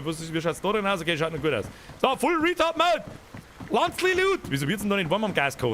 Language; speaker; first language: German; native; German